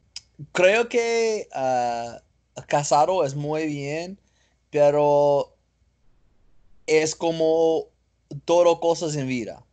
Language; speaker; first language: Spanish; non-native, learner; English